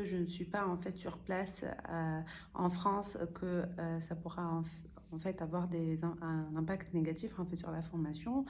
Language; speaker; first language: French; non-native, local second language; Arabic